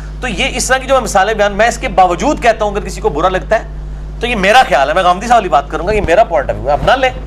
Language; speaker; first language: Urdu; non-native, local second language; Punjabi